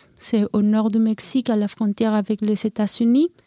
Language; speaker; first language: French; non-native, fluent; Spanish